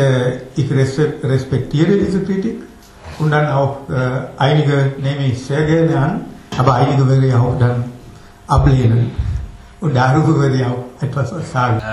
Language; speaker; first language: German; non-native, learner; Tamil